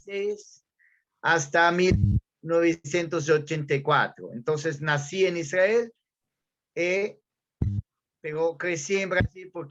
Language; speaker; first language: Spanish; non-native, learner; Portuguese